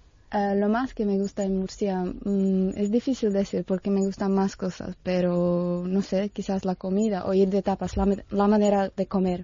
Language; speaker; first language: Spanish; non-native, fluent; Czech